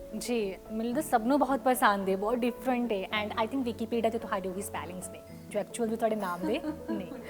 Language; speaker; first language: Punjabi; native; Punjabi